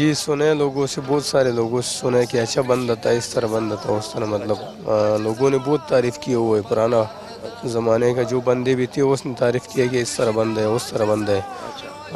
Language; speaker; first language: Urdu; non-native, local second language; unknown